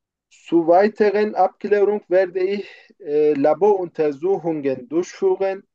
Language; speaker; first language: German; non-native, fluent; Turkish